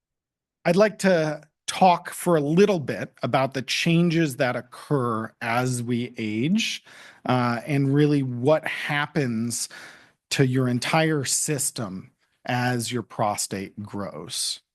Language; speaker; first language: English; native; English